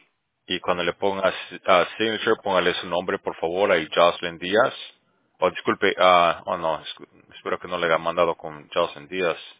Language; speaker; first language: Spanish; native; Spanish